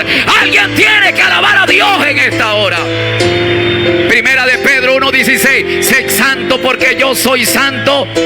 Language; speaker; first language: Spanish; native; Spanish